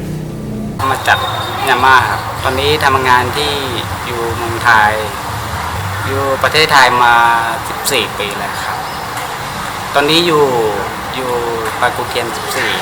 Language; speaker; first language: Thai; non-native, fluent; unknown